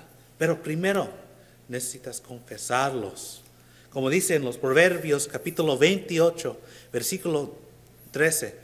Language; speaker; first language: Spanish; non-native, learner; English